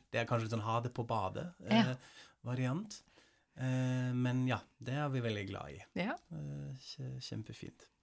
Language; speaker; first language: Norwegian; non-native, fluent; German